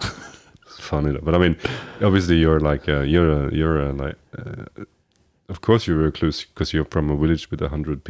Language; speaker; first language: English; non-native, fluent; Norwegian